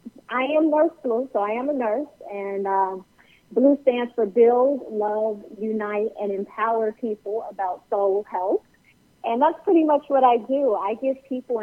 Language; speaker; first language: English; native; English